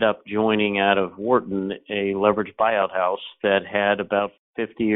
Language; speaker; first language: English; native; English